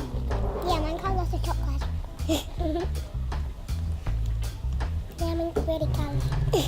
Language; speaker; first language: Welsh; non-native, local second language; English